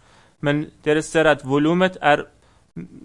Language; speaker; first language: Norwegian; non-native, fluent; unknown